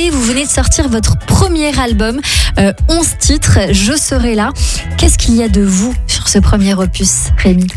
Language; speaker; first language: French; native; French